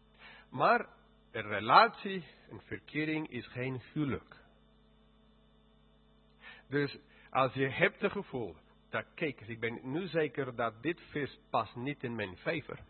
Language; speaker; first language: Dutch; non-native, fluent; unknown